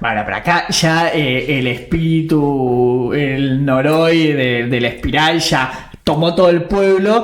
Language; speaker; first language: Spanish; native; Spanish